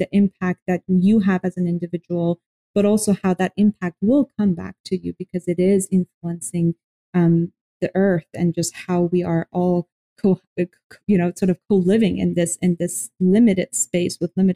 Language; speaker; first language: English; non-native, fluent; Persian